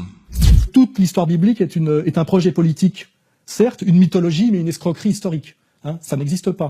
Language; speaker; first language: French; native; French